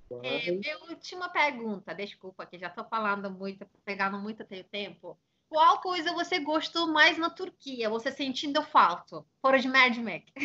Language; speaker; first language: Portuguese; non-native, fluent; Turkish